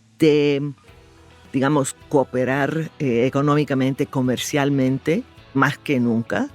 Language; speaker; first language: Spanish; non-native, fluent; English